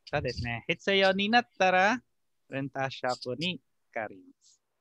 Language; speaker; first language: Japanese; non-native, fluent; Filipino